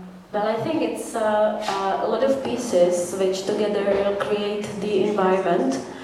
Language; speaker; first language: English; non-native, fluent; Czech